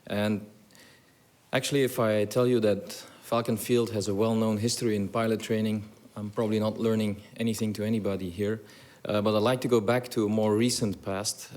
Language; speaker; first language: English; non-native, fluent; Dutch